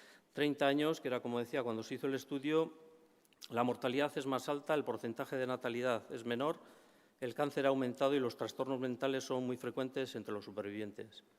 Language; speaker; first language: Spanish; native; Spanish